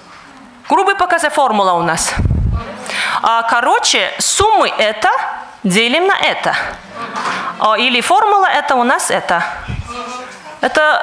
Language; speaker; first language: Russian; non-native, fluent; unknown